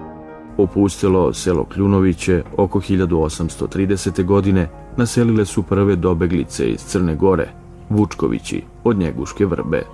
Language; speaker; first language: Bosnian; native; Bosnian